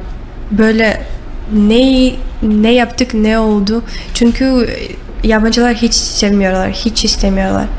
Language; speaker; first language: Turkish; non-native, learner; Russian